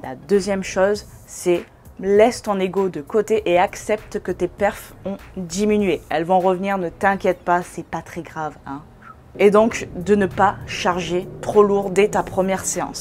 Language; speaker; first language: French; native; French